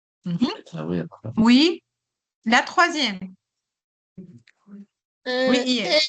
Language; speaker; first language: French; non-native, local second language; Arabic